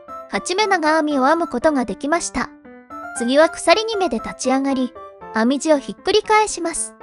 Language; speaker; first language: Japanese; native; Japanese